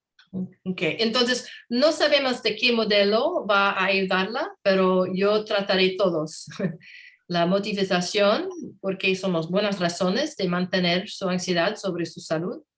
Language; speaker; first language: Spanish; non-native, learner; English